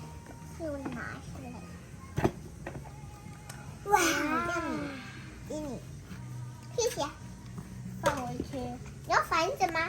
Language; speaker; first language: Chinese; early bilingual, heritage; Chinese